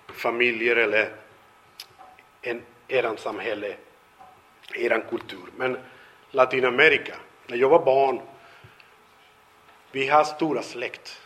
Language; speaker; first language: Swedish; non-native, fluent; Spanish